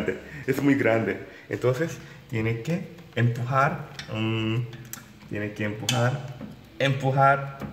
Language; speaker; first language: Spanish; non-native, learner; Korean